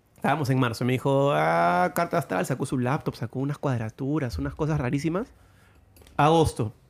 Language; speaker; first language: Spanish; native; Spanish